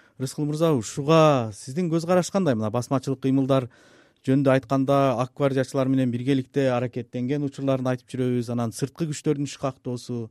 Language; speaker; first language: Kyrgyz; native; Kyrgyz